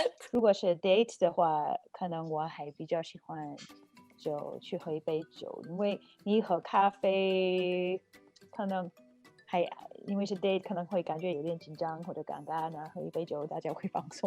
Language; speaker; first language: Chinese; non-native, fluent; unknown